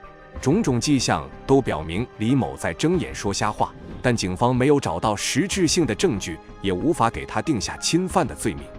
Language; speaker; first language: Chinese; native; Chinese